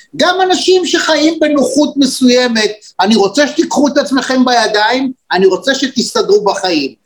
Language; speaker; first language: Hebrew; native; Hebrew